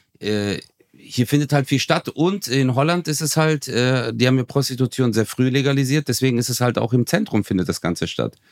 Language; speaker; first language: German; early bilingual, other home language; Turkish